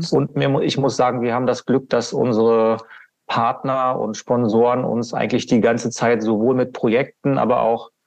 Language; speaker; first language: German; native; German